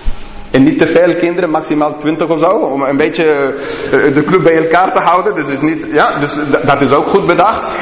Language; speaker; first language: Dutch; non-native, fluent; English